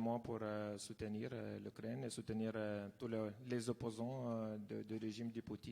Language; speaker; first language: French; non-native, fluent; Lithuanian